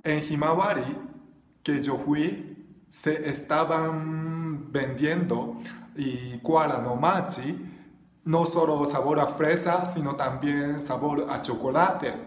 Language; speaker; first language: Spanish; non-native, learner; Japanese